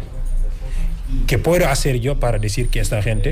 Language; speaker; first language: Spanish; non-native, fluent; Wolof